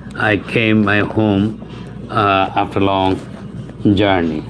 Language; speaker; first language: English; non-native, local second language; Bangla